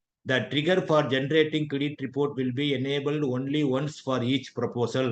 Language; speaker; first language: English; non-native, local second language; Tamil